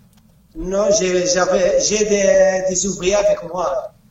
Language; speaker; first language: French; non-native, learner; Arabic